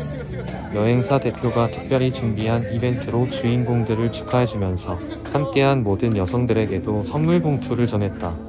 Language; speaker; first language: Korean; native; Korean